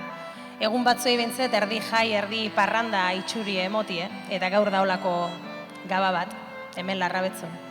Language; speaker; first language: Basque; native; Basque